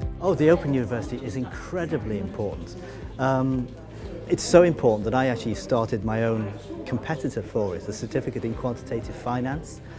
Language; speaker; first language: English; native; English